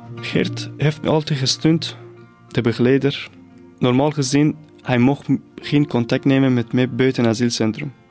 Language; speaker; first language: Dutch; non-native, fluent; Persian